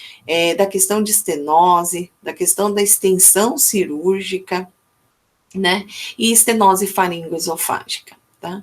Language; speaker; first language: Portuguese; native; Portuguese